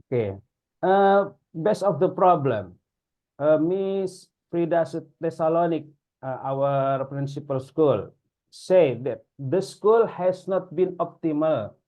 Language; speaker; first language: English; non-native, learner; Indonesian